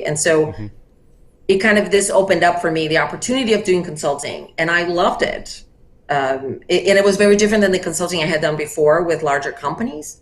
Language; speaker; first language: English; non-native, fluent; Portuguese